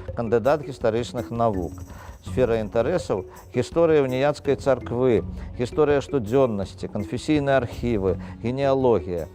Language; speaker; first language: Belarusian; native; Belarusian